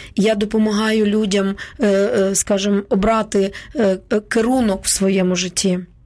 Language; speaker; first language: Ukrainian; native; Ukrainian